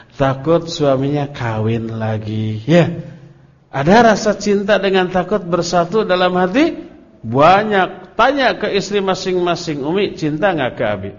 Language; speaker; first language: Indonesian; non-native, local second language; Sundanese